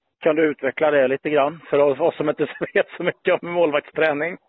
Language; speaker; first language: Swedish; native; Swedish